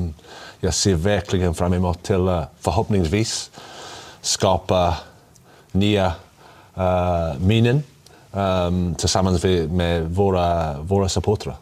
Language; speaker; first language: Swedish; non-native, learner; English